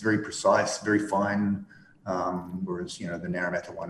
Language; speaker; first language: English; native; English